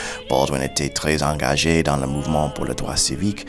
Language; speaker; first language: French; non-native, fluent; English